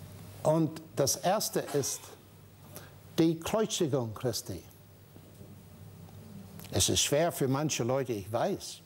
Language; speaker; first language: German; non-native, fluent; English